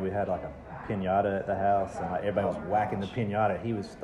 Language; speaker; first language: English; native; English